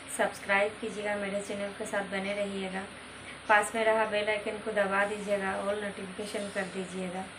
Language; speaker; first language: Hindi; non-native, local second language; Bangla